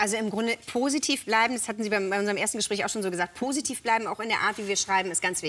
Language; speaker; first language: German; native; German